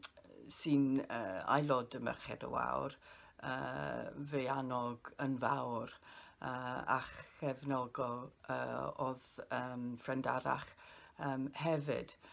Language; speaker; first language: Welsh; non-native, learner; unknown